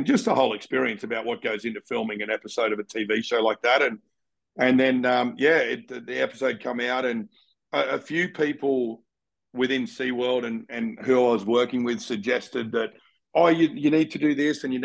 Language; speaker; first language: English; native; English